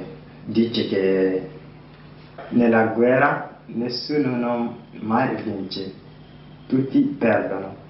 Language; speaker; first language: Italian; non-native, learner; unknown